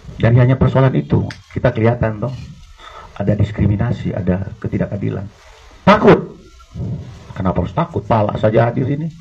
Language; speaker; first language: Indonesian; native; Indonesian